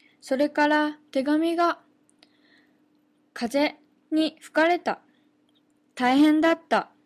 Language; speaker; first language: Japanese; native; Japanese